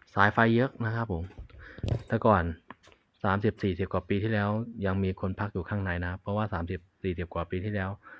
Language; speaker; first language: Thai; native; Thai